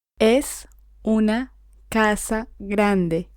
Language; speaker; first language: Spanish; non-native, learner; English